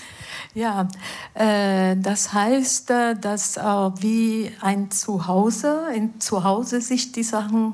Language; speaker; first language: German; non-native, fluent; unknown